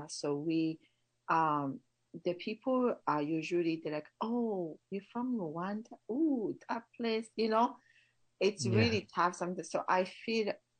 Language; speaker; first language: English; non-native, local second language; Kinyarwanda